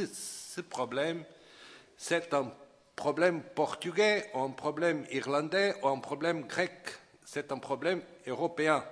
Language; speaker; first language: French; non-native, fluent; Portuguese